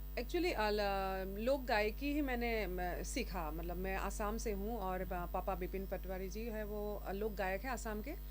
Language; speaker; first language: Hindi; non-native, local second language; Assamese